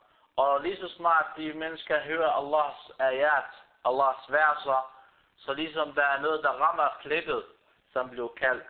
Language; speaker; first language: Danish; non-native, fluent; Arabic